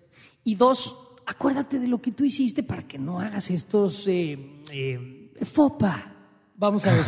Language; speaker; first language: Spanish; native; Spanish